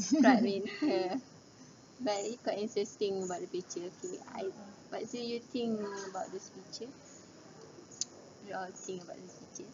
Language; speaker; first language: English; non-native, learner; Malay